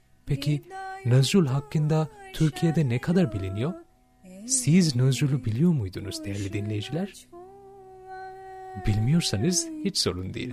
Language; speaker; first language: Turkish; non-native, fluent; Bangla